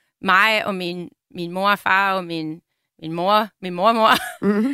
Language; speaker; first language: Danish; non-native, fluent; English